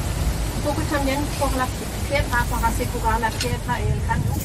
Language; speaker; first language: Spanish; non-native, learner; German